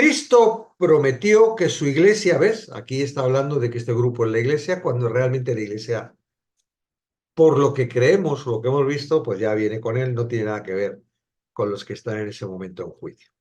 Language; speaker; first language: Spanish; native; Spanish